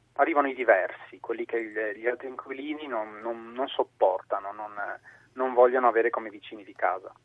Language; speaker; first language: Italian; non-native, fluent; Spanish